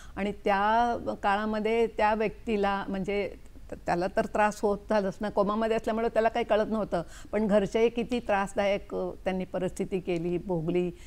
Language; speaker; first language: Marathi; non-native, local second language; Kannada